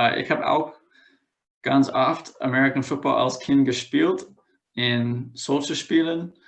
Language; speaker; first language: German; non-native, fluent; English